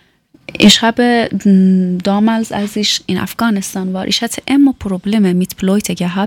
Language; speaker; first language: German; non-native, learner; Persian